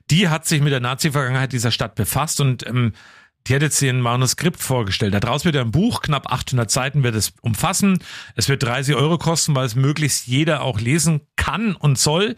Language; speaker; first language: German; native; German